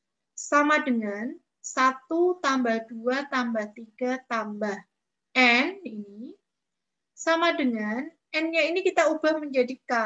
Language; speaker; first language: Indonesian; native; Indonesian